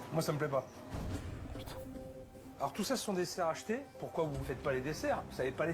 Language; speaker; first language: French; native; French